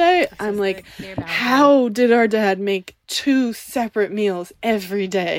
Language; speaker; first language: English; native; English